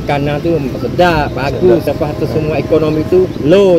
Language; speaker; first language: Malay; native; Malay